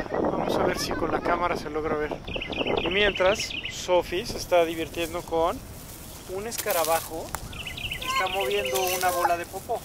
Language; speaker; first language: Spanish; native; Spanish